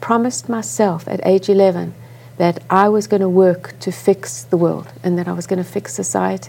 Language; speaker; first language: English; native; English